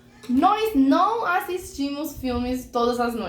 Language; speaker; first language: Portuguese; non-native, fluent; English